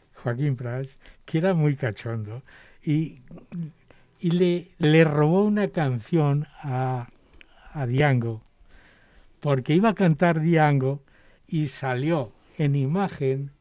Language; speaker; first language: Spanish; native; Spanish